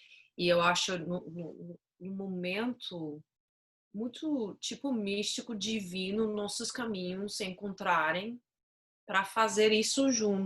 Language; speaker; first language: Portuguese; non-native, fluent; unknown